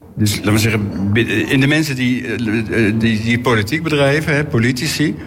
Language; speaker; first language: Dutch; native; Dutch